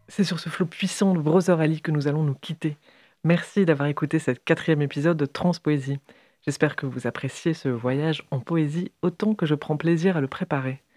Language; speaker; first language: French; native; French